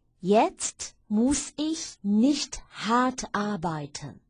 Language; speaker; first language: German; non-native, fluent; Chinese